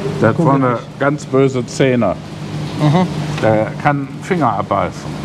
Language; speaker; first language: German; native; German